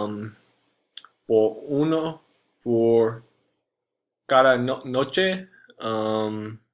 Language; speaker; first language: Spanish; non-native, learner; English